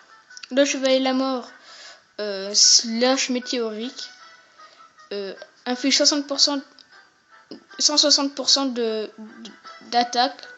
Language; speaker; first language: French; native; French